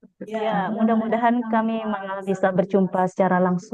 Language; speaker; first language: Indonesian; native; Indonesian